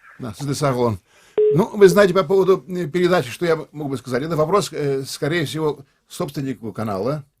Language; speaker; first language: Russian; non-native, local second language; Crimean Tatar